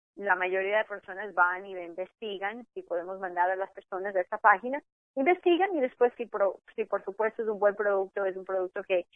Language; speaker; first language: Spanish; native; Spanish